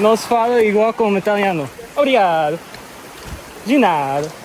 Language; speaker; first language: Portuguese; early bilingual, heritage; English